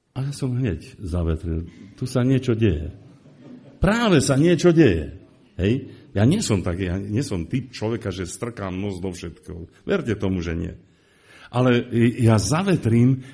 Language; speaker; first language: Slovak; native; Slovak